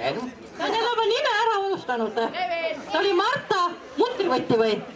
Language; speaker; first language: Estonian; native; Estonian